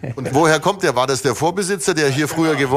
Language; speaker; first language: German; native; German